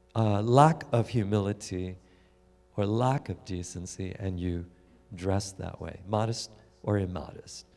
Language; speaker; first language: English; native; English